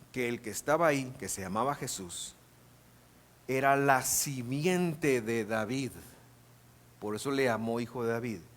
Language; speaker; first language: Spanish; native; Spanish